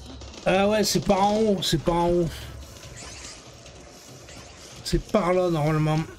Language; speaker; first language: French; native; French